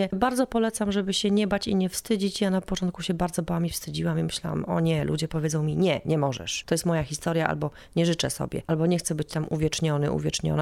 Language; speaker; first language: Polish; native; Polish